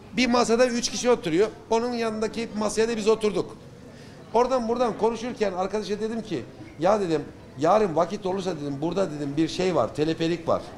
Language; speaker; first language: Turkish; native; Turkish